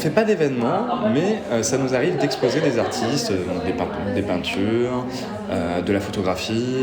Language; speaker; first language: French; native; French